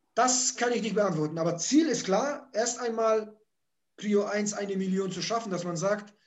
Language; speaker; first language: German; early bilingual, other home language; Polish